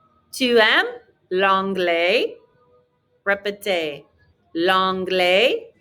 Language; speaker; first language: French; non-native, fluent; English